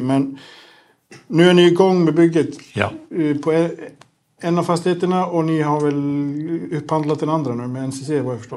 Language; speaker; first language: Swedish; native; Swedish